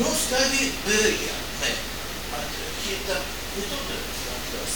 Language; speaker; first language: Swedish; non-native, fluent; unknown